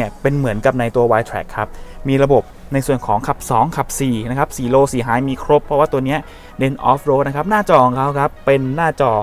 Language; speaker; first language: Thai; native; Thai